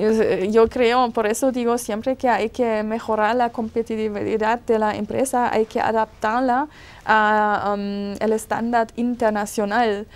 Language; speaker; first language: Spanish; non-native, fluent; German